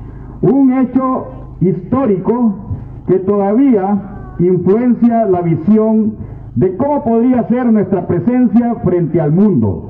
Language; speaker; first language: Spanish; native; Spanish